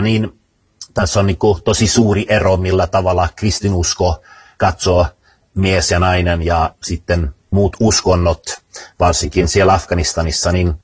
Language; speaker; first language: Finnish; early bilingual, heritage; Finnish